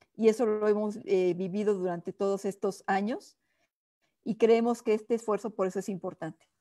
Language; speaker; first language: Spanish; native; Spanish